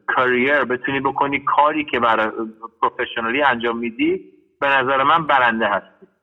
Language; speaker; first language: Persian; early bilingual, heritage; Persian